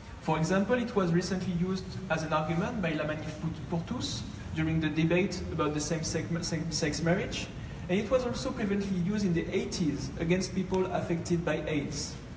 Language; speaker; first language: English; non-native, fluent; French